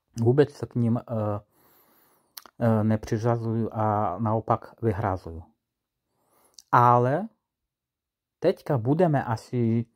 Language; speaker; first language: Czech; non-native, fluent; Ukrainian